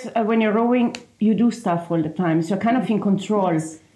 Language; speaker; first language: English; non-native, fluent; Italian